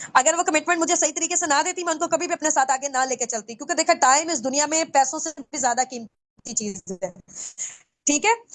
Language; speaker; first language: Urdu; non-native, local second language; Punjabi